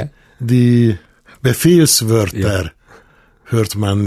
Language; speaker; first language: German; non-native, fluent; Hungarian